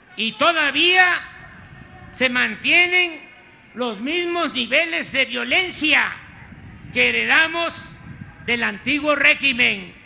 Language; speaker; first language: Spanish; native; Spanish